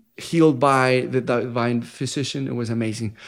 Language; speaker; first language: English; non-native, fluent; Spanish